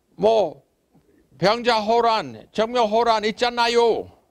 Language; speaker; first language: Korean; non-native, fluent; English